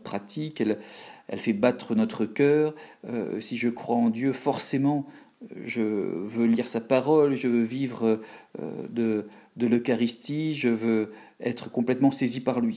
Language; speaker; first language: French; native; French